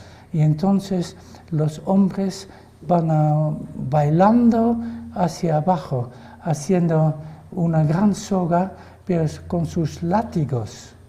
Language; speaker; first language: Spanish; non-native, fluent; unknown